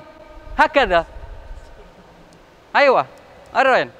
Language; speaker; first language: Arabic; non-native, fluent; Indonesian